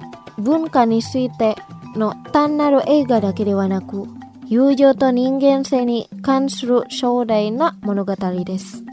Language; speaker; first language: Japanese; non-native, fluent; Indonesian